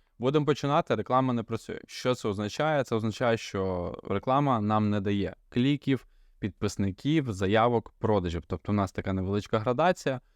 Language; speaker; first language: Ukrainian; non-native, local second language; Russian